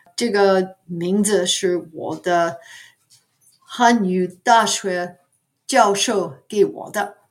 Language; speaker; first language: Chinese; non-native, fluent; English